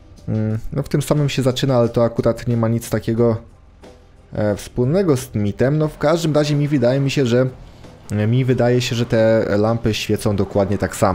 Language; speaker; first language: Polish; native; Polish